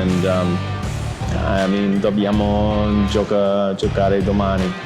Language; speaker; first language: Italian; non-native, learner; English